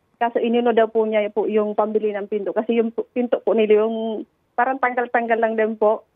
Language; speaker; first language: Filipino; non-native, local second language; Bikol